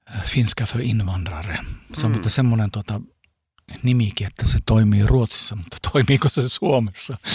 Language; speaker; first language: Finnish; early bilingual, heritage; Finnish